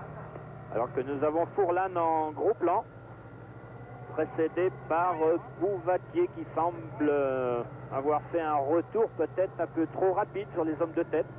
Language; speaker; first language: French; native; French